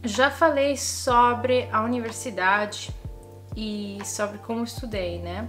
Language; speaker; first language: Portuguese; non-native, fluent; Italian